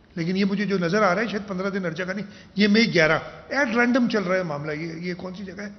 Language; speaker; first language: Urdu; non-native, local second language; Sindhi